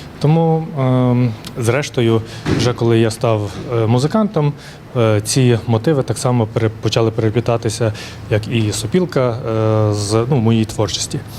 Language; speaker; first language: Ukrainian; native; Ukrainian